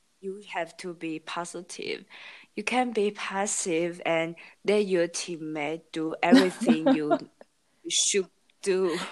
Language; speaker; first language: English; non-native, learner; Chinese